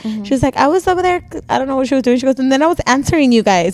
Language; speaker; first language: English; early bilingual, other home language; Spanish